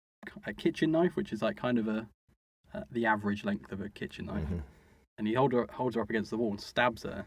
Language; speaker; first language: English; native; English